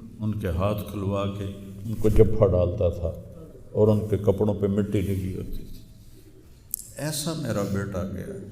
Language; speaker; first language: Urdu; non-native, local second language; Punjabi